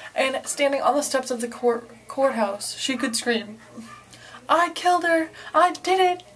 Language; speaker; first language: English; native; English